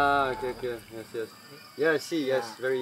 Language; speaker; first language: English; non-native, learner; French